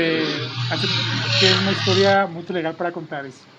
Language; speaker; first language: Portuguese; non-native, fluent; Spanish